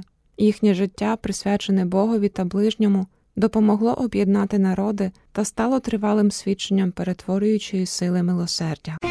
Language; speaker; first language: Ukrainian; native; Ukrainian